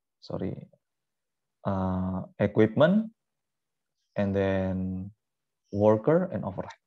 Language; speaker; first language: English; non-native, fluent; Indonesian